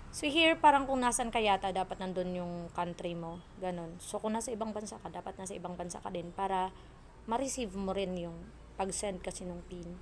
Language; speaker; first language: Filipino; non-native, local second language; Waray